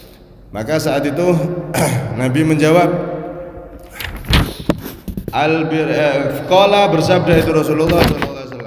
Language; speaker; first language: Indonesian; non-native, local second language; Javanese